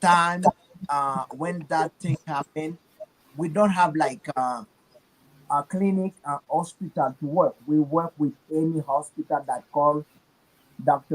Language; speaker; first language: English; non-native, learner; Haitian Creole